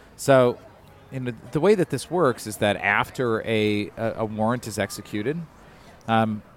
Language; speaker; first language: English; native; English